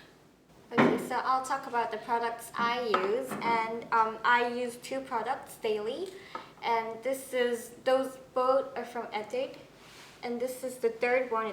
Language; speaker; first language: English; non-native, fluent; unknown